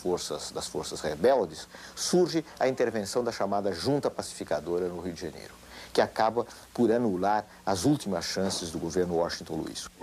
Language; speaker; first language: Portuguese; native; Portuguese